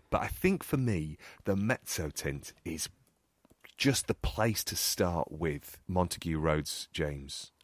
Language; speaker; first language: English; native; English